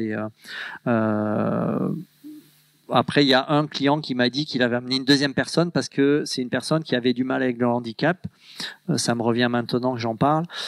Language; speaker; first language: French; native; French